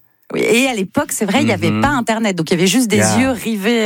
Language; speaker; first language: French; native; French